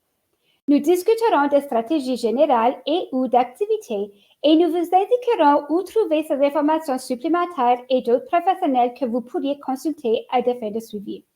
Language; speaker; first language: French; native; French